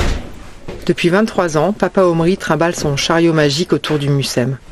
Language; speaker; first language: French; native; French